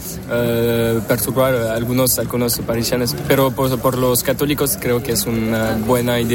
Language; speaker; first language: Spanish; non-native, learner; French